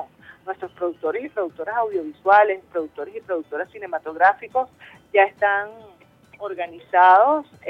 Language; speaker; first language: Spanish; native; Spanish